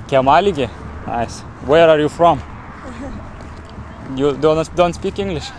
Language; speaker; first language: English; non-native, learner; Lithuanian